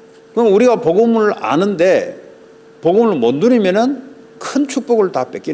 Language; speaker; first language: Korean; native; Korean